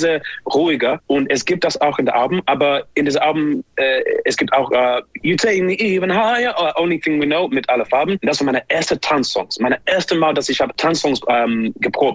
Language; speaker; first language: German; non-native, fluent; English